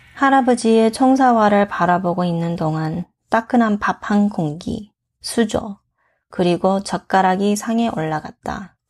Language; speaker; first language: Korean; early bilingual, heritage; Korean